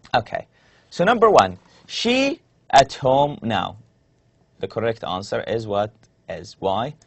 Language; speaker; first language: English; non-native, fluent; Arabic